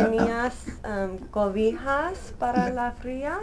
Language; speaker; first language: Spanish; early bilingual, heritage; Spanish